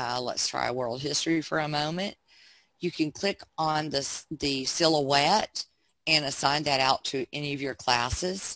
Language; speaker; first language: English; native; English